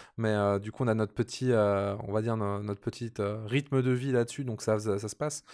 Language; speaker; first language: French; native; French